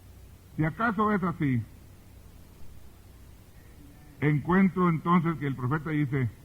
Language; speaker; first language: Spanish; early bilingual, heritage; Spanish